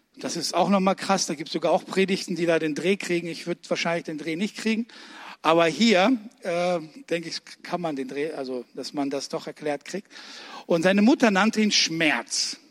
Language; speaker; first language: German; early bilingual, other home language; Russian